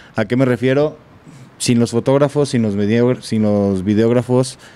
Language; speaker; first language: Spanish; native; Spanish